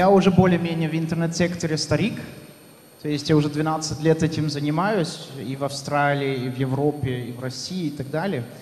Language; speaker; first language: Russian; non-native, fluent; Dutch